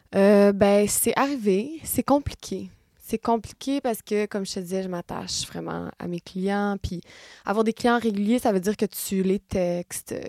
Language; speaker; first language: French; native; French